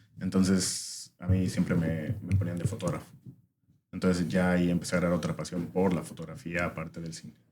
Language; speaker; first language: Spanish; native; Spanish